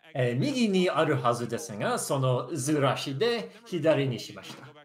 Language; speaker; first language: Japanese; non-native, learner; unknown